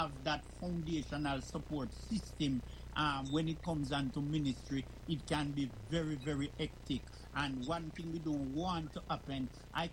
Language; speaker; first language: English; non-native, local second language; Jamaican Creole English